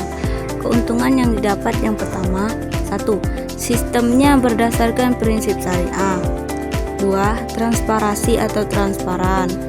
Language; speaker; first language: Indonesian; native; Indonesian